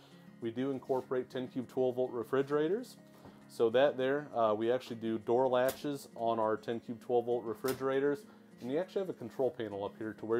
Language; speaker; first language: English; native; English